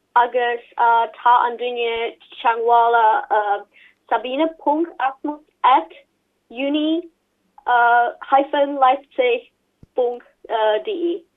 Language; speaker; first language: Irish; non-native, learner; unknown